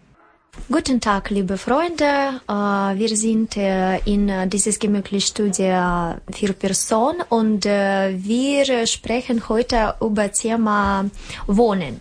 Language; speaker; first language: German; non-native, learner; Russian